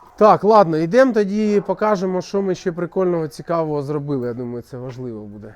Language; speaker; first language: Ukrainian; non-native, local second language; Russian